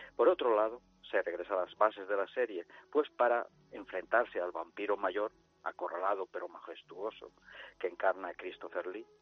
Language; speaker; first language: Spanish; non-native, local second language; Catalan